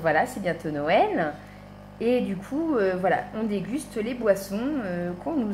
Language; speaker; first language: French; native; French